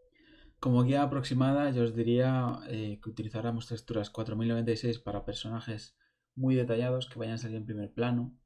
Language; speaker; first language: Spanish; native; Spanish